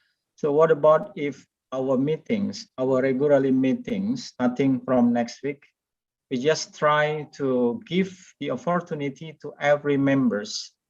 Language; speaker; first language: English; non-native, fluent; Indonesian